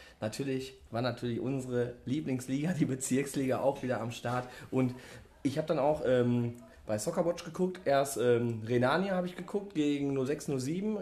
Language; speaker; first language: German; native; German